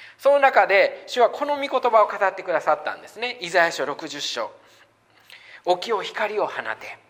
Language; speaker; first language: Japanese; native; Japanese